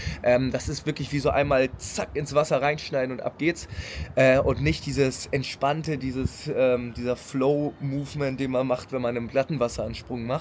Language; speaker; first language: German; native; German